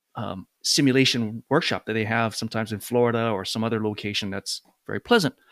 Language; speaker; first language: English; native; English